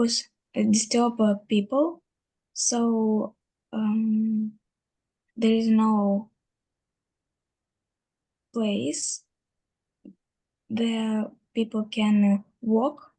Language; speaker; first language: English; non-native, learner; Russian